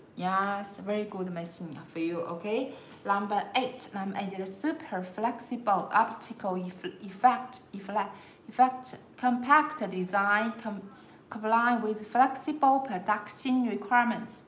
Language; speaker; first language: English; non-native, learner; Chinese